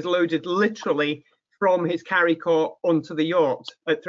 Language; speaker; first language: English; native; English